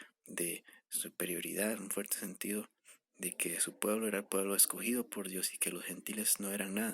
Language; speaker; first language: Spanish; native; Spanish